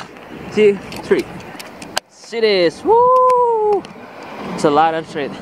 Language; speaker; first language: English; non-native, learner; Indonesian